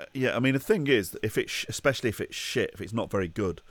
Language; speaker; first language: English; native; English